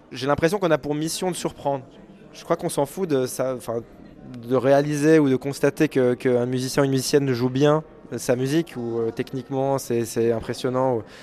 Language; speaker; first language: French; native; French